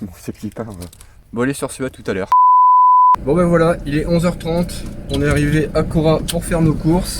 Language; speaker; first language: French; native; French